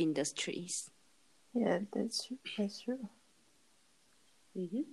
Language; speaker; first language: English; non-native, learner; Chinese